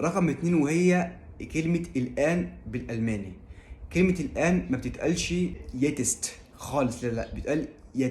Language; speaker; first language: Arabic; native; Arabic